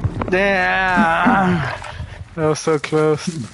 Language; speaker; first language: English; early bilingual, other home language; Spanish